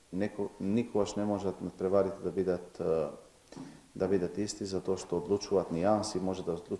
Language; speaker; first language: Macedonian; non-native, local second language; Albanian